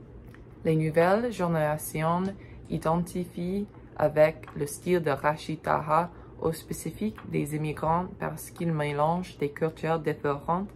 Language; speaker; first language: French; non-native, learner; English